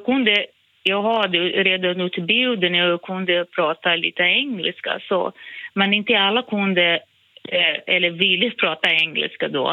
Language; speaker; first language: Swedish; non-native, fluent; Portuguese